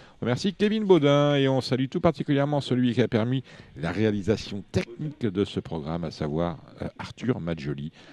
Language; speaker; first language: French; native; French